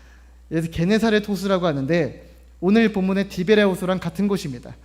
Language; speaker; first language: Korean; native; Korean